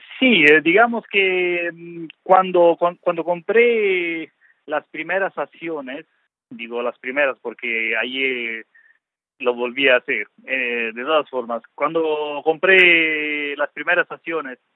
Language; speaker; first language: Spanish; non-native, fluent; Italian